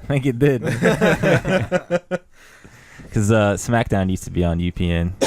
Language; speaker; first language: English; native; English